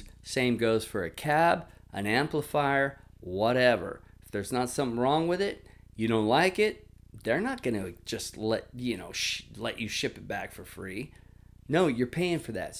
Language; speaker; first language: English; native; English